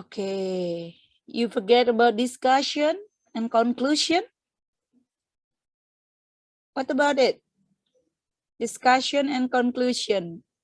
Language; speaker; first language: English; non-native, fluent; Indonesian